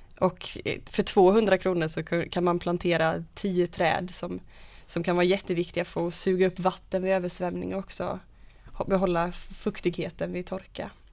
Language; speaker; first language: Swedish; native; Swedish